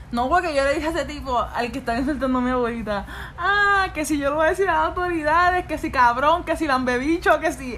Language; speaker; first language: Spanish; native; Spanish